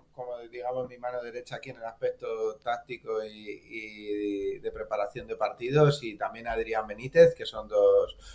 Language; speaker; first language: Spanish; native; Spanish